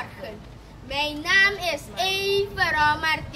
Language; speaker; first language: Dutch; non-native, local second language; Papiamento